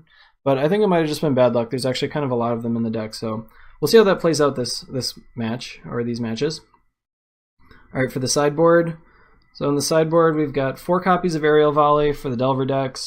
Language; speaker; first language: English; native; English